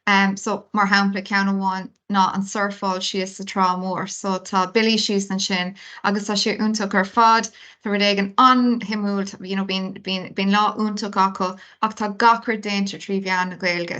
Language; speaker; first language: Irish; non-native, local second language; English